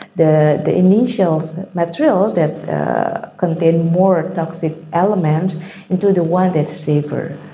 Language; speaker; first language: English; non-native, fluent; Indonesian